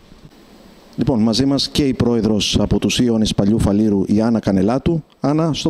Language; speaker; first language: Greek; native; Greek